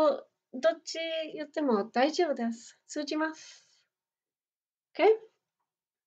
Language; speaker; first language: Japanese; non-native, fluent; English